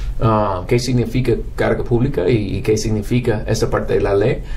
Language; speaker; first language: Spanish; non-native, fluent; English